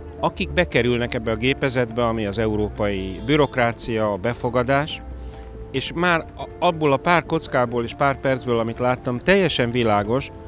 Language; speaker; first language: Hungarian; early bilingual, other home language; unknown